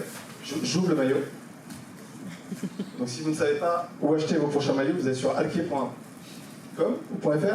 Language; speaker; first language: French; native; French